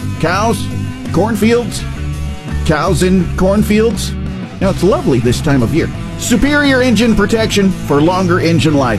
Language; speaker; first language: English; native; English